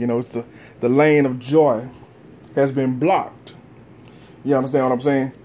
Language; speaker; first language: English; native; English